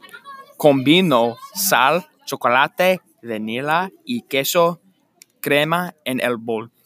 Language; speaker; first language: Spanish; non-native, learner; English